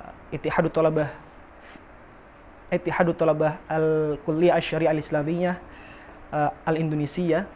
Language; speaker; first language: Arabic; non-native, fluent; Indonesian